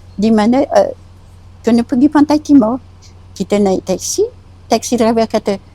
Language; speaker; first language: Malay; non-native, fluent; French